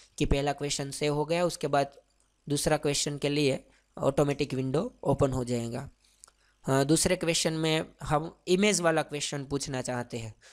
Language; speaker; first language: Hindi; non-native, local second language; Gujarati